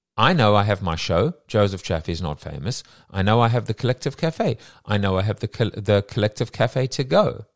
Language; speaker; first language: English; native; English